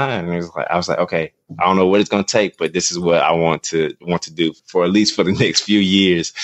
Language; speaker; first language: English; native; English